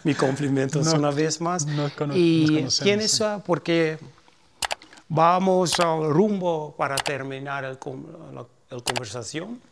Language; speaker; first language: Spanish; non-native, fluent; Papiamento